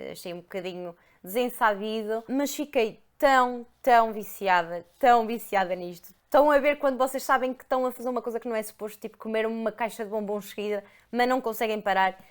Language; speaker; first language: Portuguese; native; Portuguese